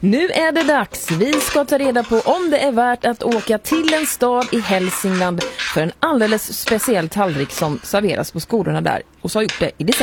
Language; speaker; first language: Swedish; native; Swedish